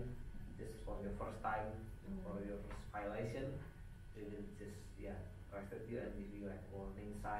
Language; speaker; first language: English; non-native, fluent; Indonesian